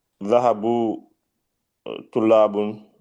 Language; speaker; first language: Arabic; non-native, learner; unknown